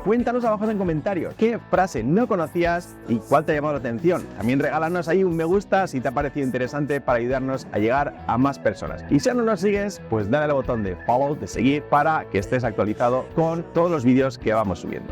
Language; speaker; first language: Spanish; native; Spanish